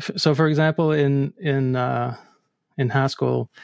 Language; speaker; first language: English; non-native, fluent; Icelandic